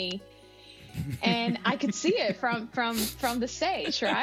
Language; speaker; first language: English; non-native, fluent; Spanish